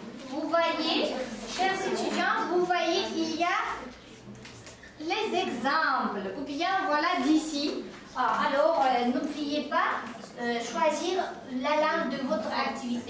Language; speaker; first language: French; non-native, fluent; Uzbek